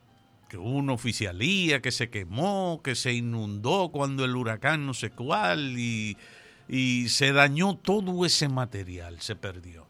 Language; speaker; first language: Spanish; native; Spanish